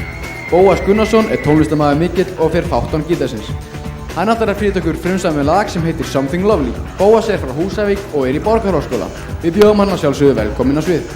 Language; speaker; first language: Icelandic; native; Icelandic